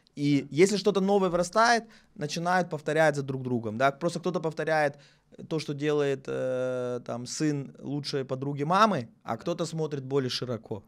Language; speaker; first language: Russian; native; Russian